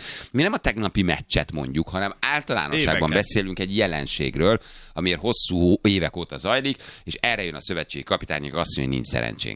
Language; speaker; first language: Hungarian; native; Hungarian